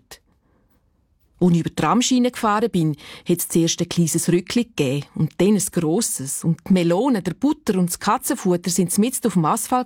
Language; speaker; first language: German; native; German